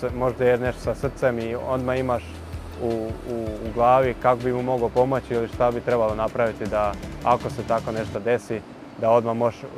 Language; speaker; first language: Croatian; early bilingual, heritage; Croatian